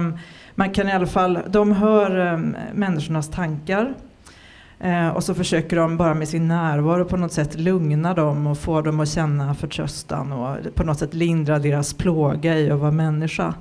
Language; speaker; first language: Swedish; native; Swedish